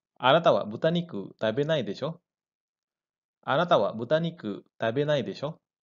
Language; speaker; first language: Japanese; non-native, learner; Indonesian